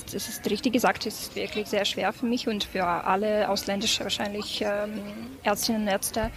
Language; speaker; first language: German; non-native, fluent; Ukrainian